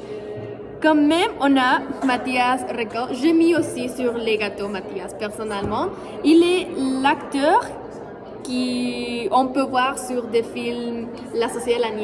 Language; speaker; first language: French; non-native, fluent; Spanish